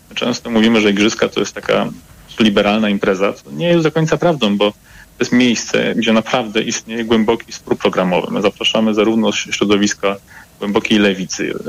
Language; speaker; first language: Polish; native; Polish